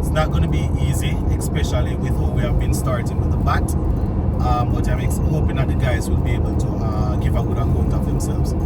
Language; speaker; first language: English; native; English